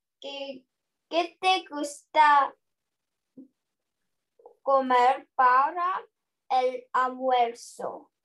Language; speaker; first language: Spanish; non-native, learner; English